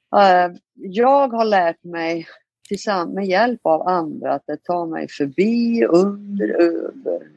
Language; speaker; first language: Swedish; native; Swedish